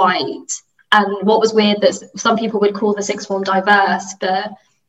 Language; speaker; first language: English; native; English